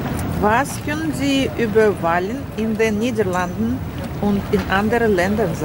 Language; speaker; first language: German; non-native, learner; Russian